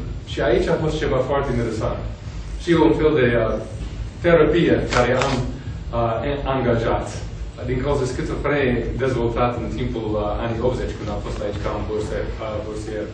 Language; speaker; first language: Romanian; non-native, fluent; English